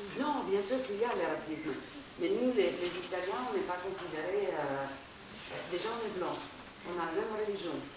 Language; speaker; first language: French; non-native, fluent; Italian